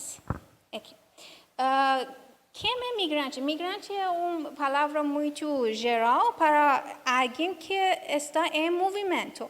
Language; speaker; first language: Portuguese; non-native, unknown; Persian